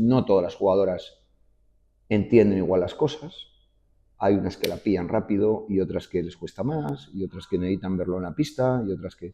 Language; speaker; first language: Spanish; native; Spanish